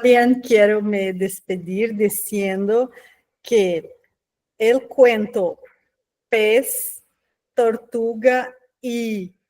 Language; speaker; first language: Spanish; non-native, learner; Portuguese